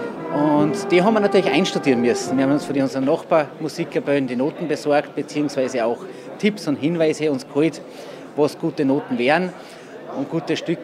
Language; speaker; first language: German; native; German